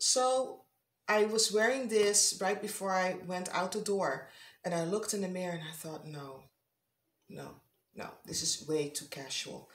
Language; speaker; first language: English; non-native, fluent; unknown